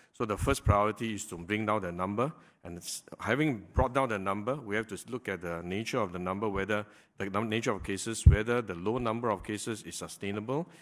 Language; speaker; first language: English; non-native, local second language; Chinese